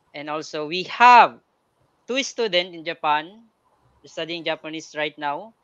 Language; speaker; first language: English; non-native, local second language; Filipino